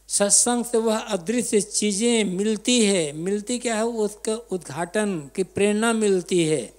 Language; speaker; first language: Hindi; native; Hindi